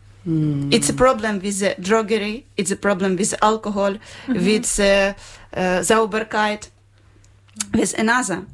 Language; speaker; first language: English; non-native, learner; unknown